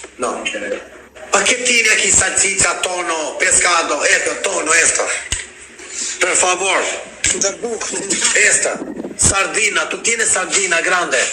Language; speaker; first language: Spanish; non-native, learner; Albanian